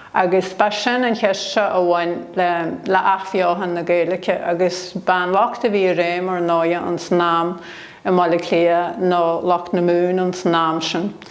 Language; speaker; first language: Irish; native; Irish